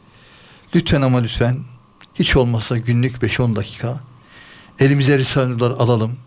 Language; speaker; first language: Turkish; native; Turkish